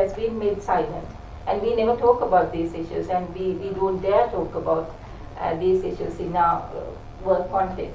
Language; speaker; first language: English; non-native, local second language; Sinhala